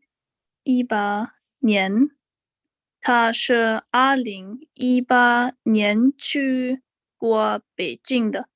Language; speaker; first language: Chinese; non-native, learner; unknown